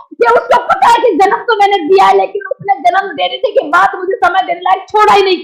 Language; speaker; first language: Hindi; native; Hindi